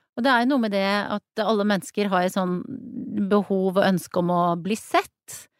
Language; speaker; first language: Norwegian; native; Norwegian